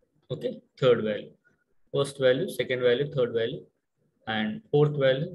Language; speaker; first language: English; non-native, local second language; Telugu